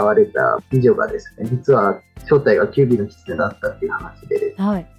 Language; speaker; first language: Japanese; native; Japanese